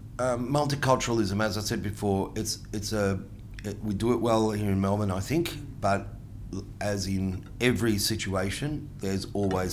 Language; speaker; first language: English; non-native, local second language; Italian